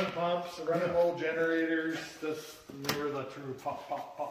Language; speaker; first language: English; native; English